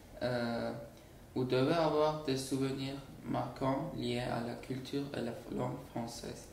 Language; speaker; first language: French; non-native, learner; Turkish